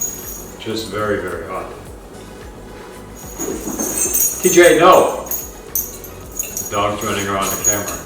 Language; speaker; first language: English; native; English